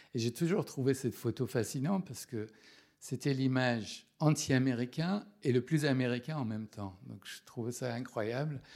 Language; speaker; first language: French; non-native, fluent; Persian